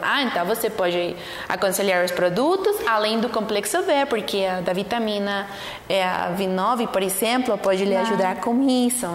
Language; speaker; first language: Portuguese; non-native, learner; Spanish